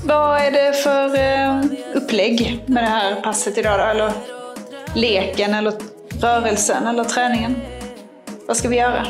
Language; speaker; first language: Swedish; native; Swedish